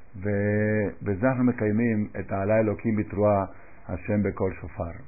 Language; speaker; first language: Hebrew; non-native, fluent; Spanish